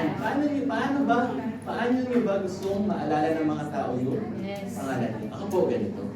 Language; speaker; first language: Filipino; native; Filipino